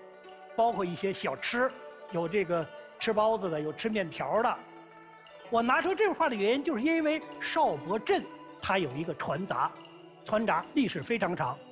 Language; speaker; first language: Chinese; native; Chinese